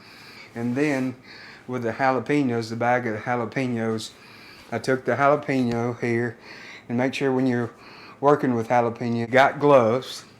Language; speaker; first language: English; native; English